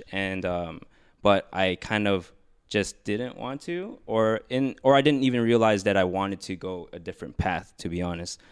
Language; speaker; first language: English; early bilingual, other home language; Filipino